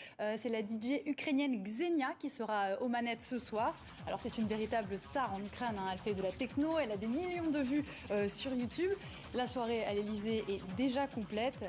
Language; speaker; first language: French; native; French